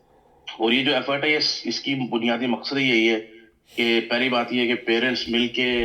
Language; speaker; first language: Urdu; native; Urdu